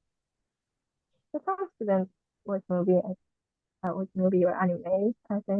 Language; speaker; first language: English; non-native, learner; Japanese